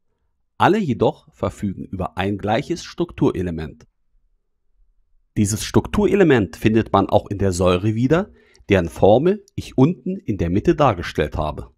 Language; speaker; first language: German; native; German